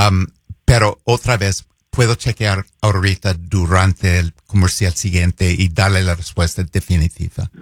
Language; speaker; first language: Spanish; non-native, fluent; English